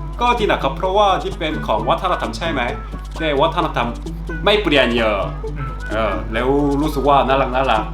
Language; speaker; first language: Thai; non-native, learner; Korean